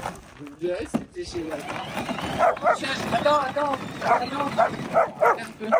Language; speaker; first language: French; native; French